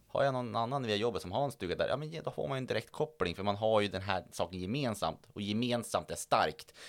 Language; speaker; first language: Swedish; native; Swedish